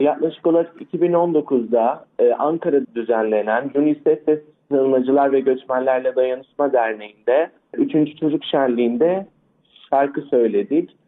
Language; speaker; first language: Turkish; early bilingual, other home language; Arabic